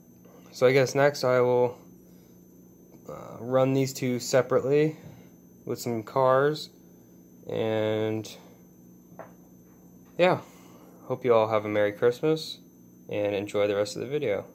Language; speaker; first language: English; native; English